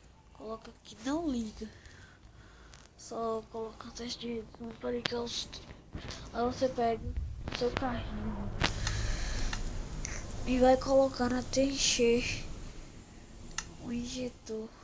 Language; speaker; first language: Portuguese; native; Portuguese